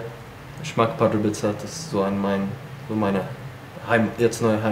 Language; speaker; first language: German; non-native, fluent; Czech